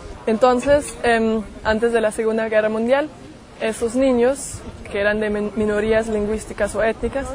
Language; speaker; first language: Spanish; non-native, fluent; German